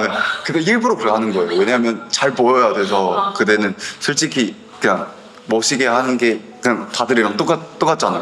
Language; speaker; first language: Korean; non-native, learner; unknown